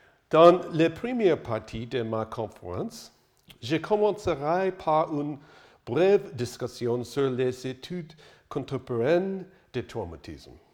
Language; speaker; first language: French; non-native, learner; English